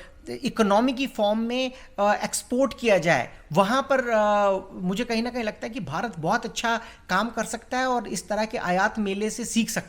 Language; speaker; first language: Hindi; native; Hindi